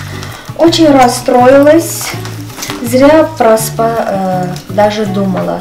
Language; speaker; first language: Russian; non-native, fluent; Armenian